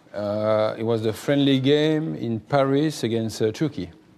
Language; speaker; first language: English; non-native, fluent; French